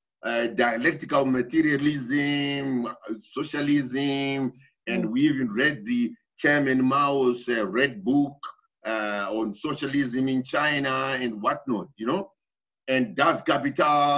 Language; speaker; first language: English; non-native, local second language; Shona